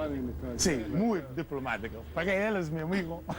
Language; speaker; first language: Spanish; non-native, learner; English